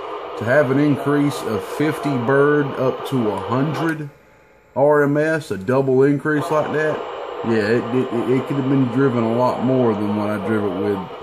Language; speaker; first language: English; native; English